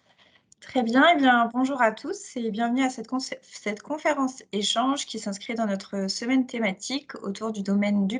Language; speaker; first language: French; native; French